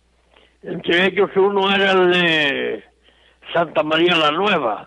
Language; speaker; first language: Spanish; non-native, local second language; Galician